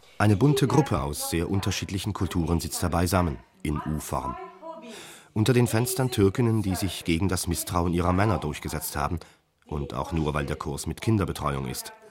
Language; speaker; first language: German; native; German